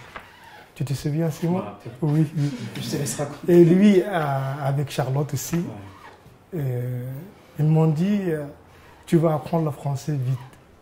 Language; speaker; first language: French; non-native, learner; Arabic